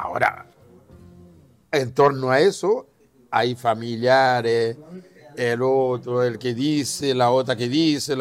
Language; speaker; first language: Spanish; non-native, fluent; Haitian Creole